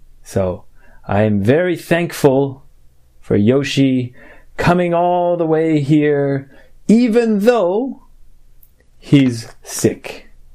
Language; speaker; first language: English; native; English